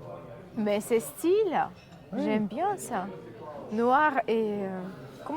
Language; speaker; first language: French; non-native, learner; Russian